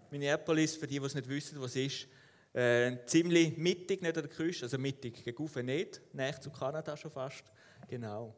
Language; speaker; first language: German; native; German